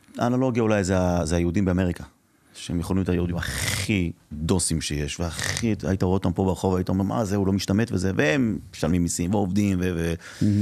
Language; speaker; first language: Hebrew; early bilingual, other home language; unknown